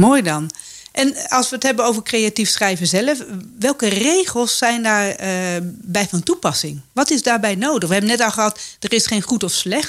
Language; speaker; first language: Dutch; native; Dutch